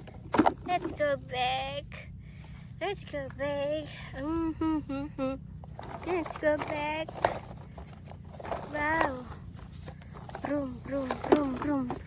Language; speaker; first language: English; non-native, learner; Indonesian